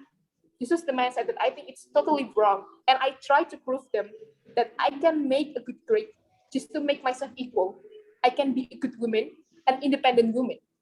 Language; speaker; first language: English; non-native, fluent; Indonesian